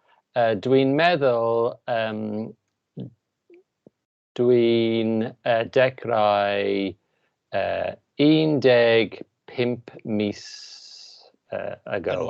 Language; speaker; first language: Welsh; non-native, learner; English